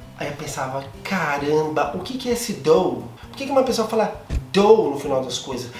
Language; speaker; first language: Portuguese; native; Portuguese